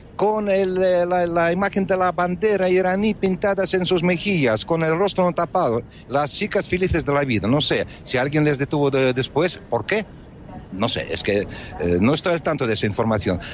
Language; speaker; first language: Spanish; non-native, fluent; Russian